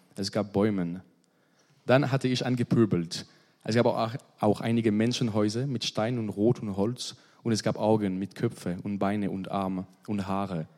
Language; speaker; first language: German; non-native, learner; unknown